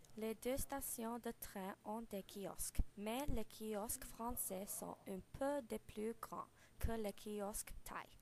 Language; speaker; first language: French; non-native, learner; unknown